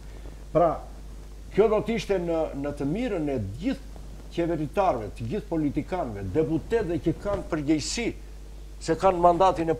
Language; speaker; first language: Albanian; native; Albanian